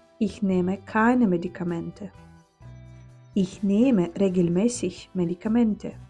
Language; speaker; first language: German; non-native, fluent; Ukrainian